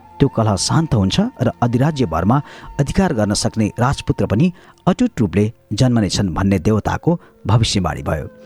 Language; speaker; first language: Nepali; native; Nepali